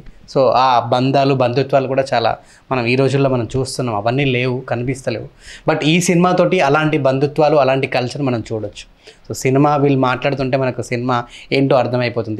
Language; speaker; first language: Telugu; native; Telugu